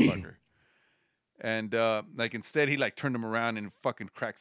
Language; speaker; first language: English; early bilingual, other home language; Spanish